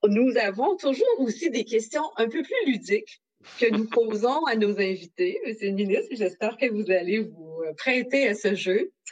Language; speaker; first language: French; native; French